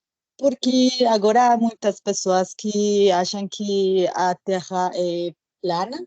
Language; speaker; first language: Portuguese; non-native, learner; Spanish